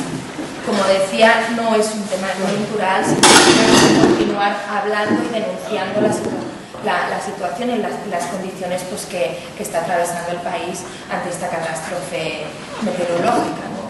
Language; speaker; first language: Spanish; native; Spanish